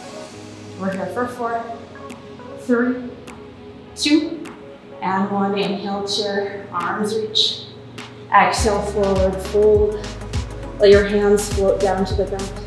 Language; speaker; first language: English; native; English